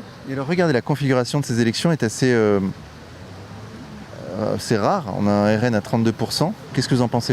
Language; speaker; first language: French; native; French